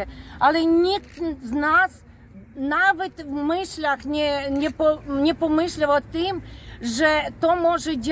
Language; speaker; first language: Polish; non-native, fluent; Ukrainian